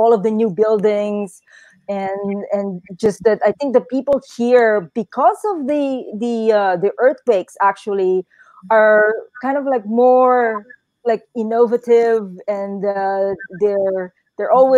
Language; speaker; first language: English; non-native, local second language; Filipino